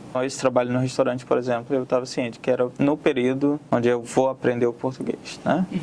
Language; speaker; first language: Portuguese; non-native, fluent; Arabic